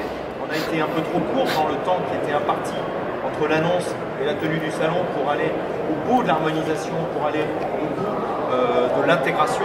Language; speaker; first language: French; native; French